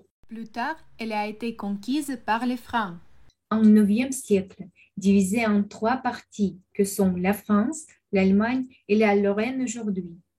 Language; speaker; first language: French; non-native, fluent; Russian